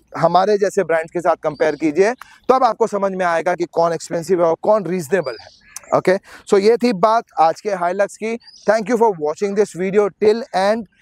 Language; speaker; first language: Hindi; native; Hindi